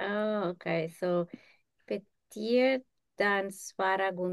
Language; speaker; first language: Indonesian; non-native, learner; English